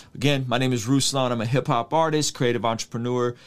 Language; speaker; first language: English; early bilingual, other home language; Russian